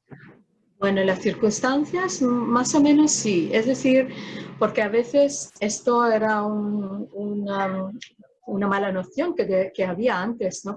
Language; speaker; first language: Spanish; non-native, fluent; Filipino